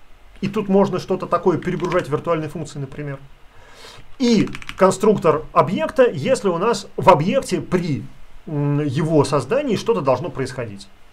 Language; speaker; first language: Russian; native; Russian